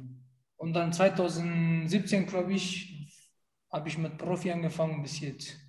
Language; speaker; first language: German; non-native, fluent; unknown